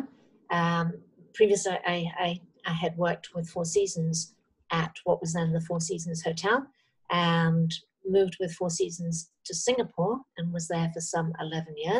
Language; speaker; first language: English; native; English